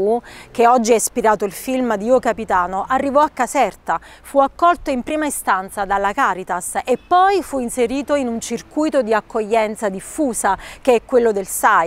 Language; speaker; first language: Italian; native; Italian